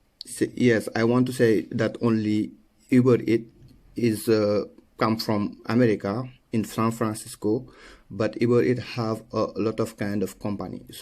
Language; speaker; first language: English; non-native, learner; Wolof